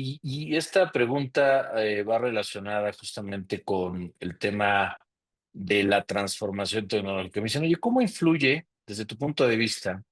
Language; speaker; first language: Spanish; native; Spanish